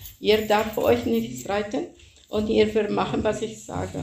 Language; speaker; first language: German; non-native, fluent; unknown